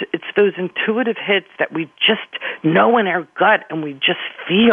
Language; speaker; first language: English; early bilingual, other home language; Spanish